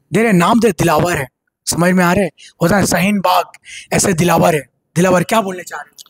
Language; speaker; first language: Hindi; non-native, local second language; Bangla